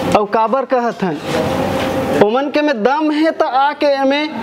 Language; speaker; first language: Hindi; native; Hindi